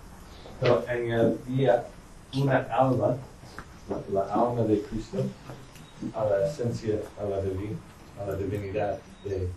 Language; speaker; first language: Spanish; non-native, learner; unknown